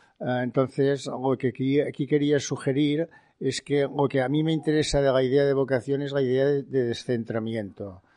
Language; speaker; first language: Spanish; non-native, local second language; Catalan